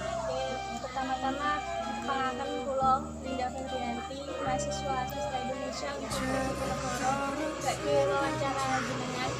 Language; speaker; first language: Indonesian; non-native, local second language; Javanese